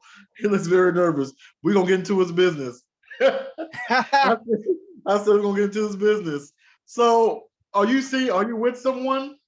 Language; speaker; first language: English; native; English